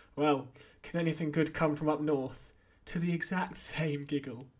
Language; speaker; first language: English; native; English